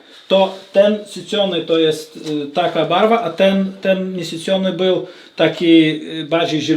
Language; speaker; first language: Polish; non-native, learner; Lithuanian